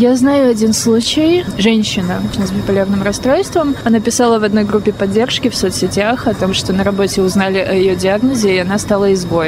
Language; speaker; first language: Russian; native; Russian